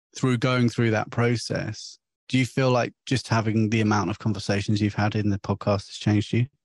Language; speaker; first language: English; native; English